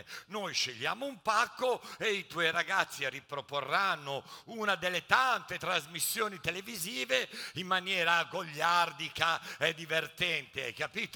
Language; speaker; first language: Italian; native; Italian